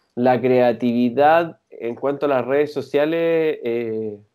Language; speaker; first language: Spanish; native; Spanish